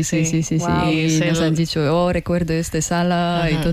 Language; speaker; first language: Spanish; non-native, learner; Russian